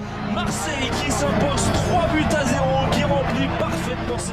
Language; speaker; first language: French; native; French